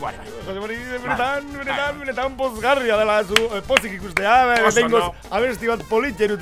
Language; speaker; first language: Basque; native; Basque